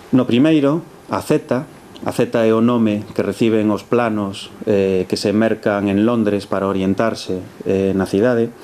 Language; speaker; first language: Galician; early bilingual, heritage; Galician